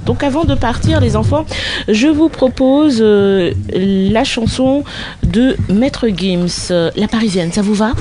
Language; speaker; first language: French; native; French